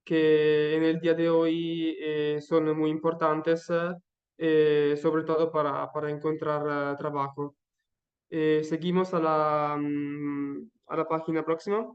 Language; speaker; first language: Spanish; non-native, learner; Italian